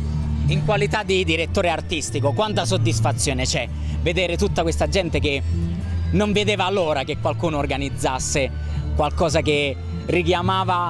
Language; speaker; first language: Italian; native; Italian